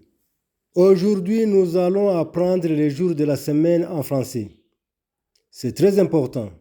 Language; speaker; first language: French; non-native, local second language; Kinyarwanda